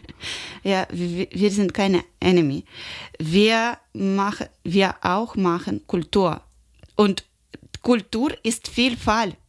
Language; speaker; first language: German; non-native, learner; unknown